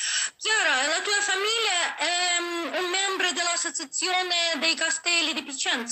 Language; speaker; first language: Italian; non-native, learner; Russian